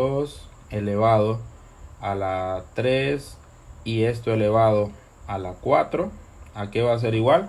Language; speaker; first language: Spanish; native; Spanish